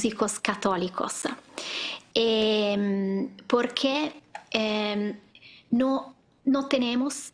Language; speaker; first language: Spanish; non-native, learner; Italian